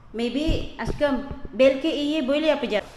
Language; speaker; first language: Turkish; non-native, learner; Filipino